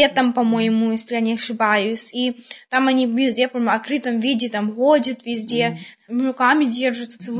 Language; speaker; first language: Russian; early bilingual, heritage; Russian